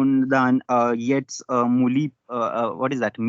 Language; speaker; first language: German; non-native, learner; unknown